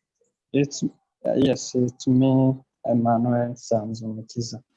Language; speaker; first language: English; non-native, learner; Kinyarwanda